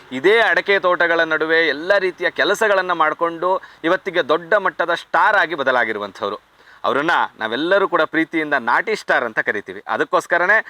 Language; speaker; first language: Kannada; native; Kannada